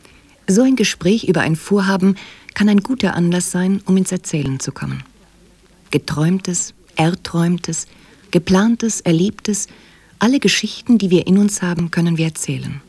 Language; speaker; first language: German; native; German